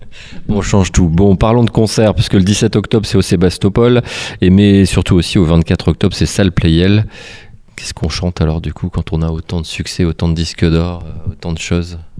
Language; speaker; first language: French; native; French